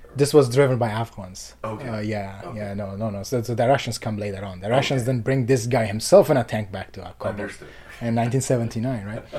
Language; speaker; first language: English; non-native, fluent; Persian